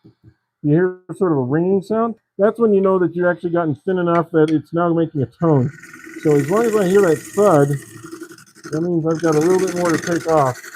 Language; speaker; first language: English; native; English